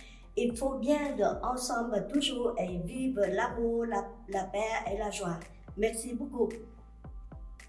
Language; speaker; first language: French; non-native, learner; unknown